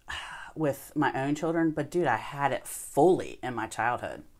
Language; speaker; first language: English; native; English